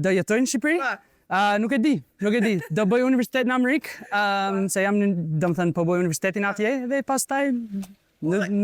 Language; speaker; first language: Albanian; non-native, fluent; English